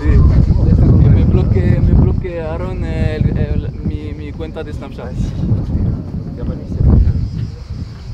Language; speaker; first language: Spanish; non-native, learner; French